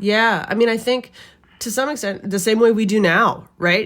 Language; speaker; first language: English; native; English